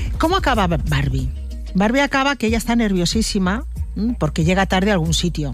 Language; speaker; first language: Spanish; native; Spanish